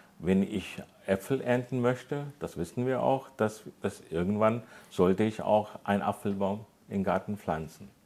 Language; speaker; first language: German; non-native, fluent; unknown